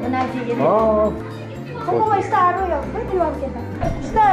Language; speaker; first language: Japanese; non-native, learner; Filipino